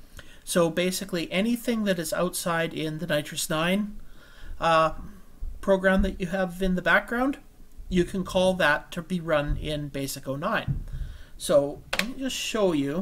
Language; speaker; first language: English; native; English